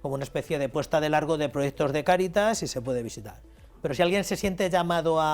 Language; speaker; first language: Spanish; native; Spanish